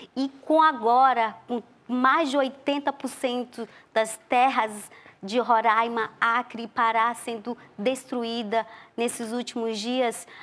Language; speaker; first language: Portuguese; non-native, local second language; Ticuna